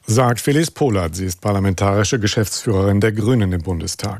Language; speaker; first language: German; native; German